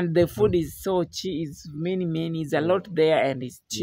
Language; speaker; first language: English; non-native, learner; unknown